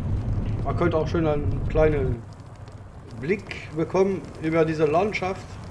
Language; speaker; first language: German; non-native, learner; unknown